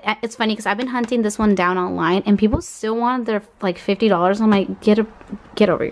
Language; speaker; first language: English; native; English